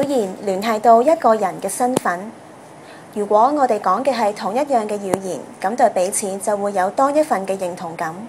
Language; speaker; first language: Chinese; non-native, local second language; Cantonese